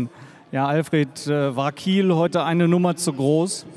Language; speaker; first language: German; native; German